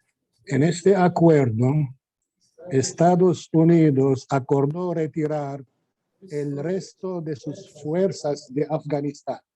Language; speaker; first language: Spanish; non-native, fluent; Arabic